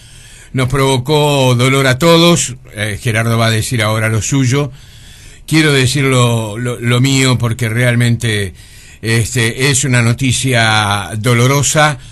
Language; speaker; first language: Spanish; native; Spanish